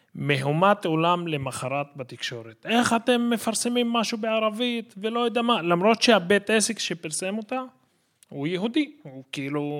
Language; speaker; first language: Hebrew; non-native, local second language; Arabic